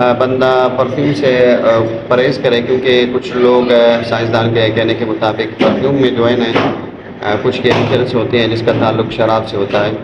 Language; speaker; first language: Urdu; non-native, local second language; Sindhi